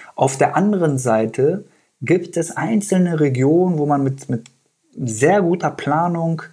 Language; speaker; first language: German; early bilingual, other home language; Persian